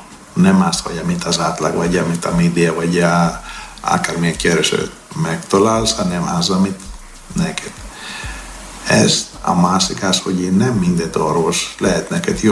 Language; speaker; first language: Hungarian; non-native, learner; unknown